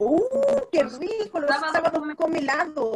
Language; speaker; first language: Spanish; native; Spanish